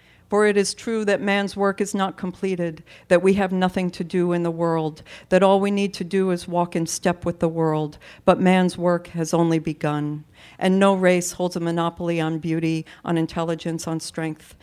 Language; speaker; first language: English; native; English